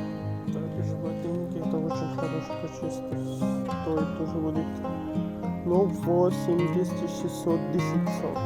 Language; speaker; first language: Russian; non-native, learner; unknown